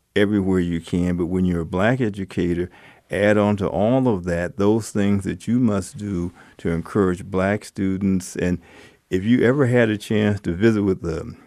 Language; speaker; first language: English; native; English